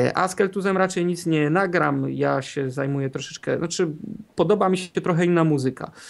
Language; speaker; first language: Polish; native; Polish